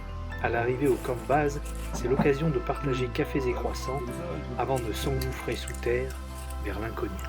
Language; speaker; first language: French; native; French